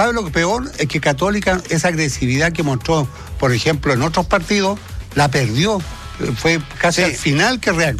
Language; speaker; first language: Spanish; native; Spanish